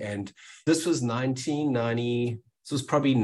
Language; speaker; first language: English; native; English